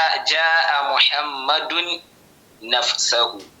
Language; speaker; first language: Arabic; non-native, learner; Hausa